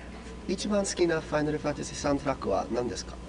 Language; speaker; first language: Japanese; non-native, learner; English